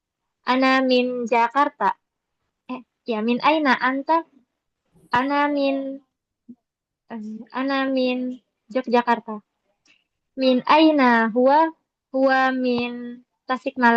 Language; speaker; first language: Arabic; non-native, learner; Indonesian